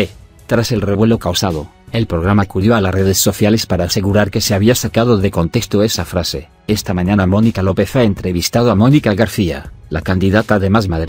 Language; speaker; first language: Spanish; native; Spanish